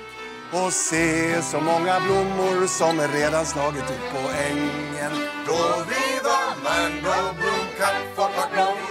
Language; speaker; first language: Swedish; native; Swedish